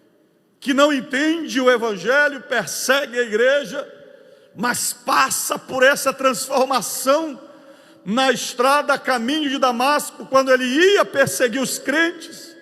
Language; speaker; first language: Portuguese; native; Portuguese